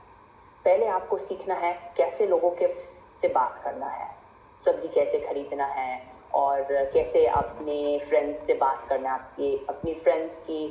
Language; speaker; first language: Hindi; non-native, fluent; English